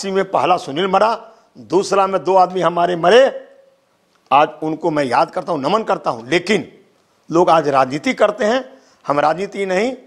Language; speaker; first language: Hindi; native; Hindi